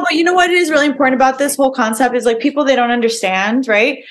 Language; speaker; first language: English; early bilingual, other home language; Spanish